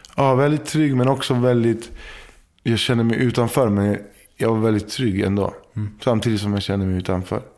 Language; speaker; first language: Swedish; early bilingual, other home language; Spanish